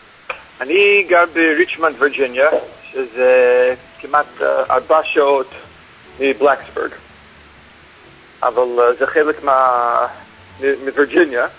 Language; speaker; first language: Hebrew; non-native, fluent; English